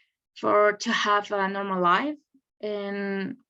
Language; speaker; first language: English; non-native, learner; Spanish